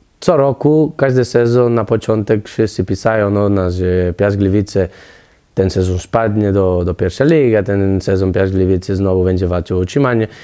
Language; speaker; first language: Polish; non-native, learner; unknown